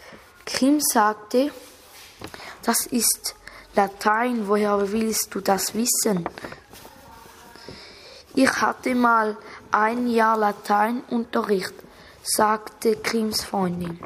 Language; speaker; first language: German; native; German